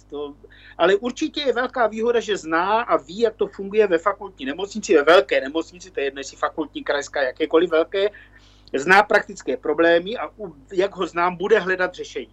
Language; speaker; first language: Czech; native; Czech